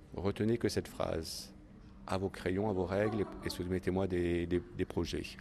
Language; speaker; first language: French; native; French